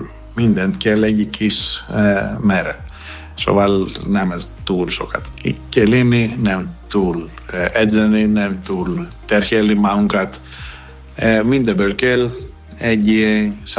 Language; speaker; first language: Hungarian; non-native, fluent; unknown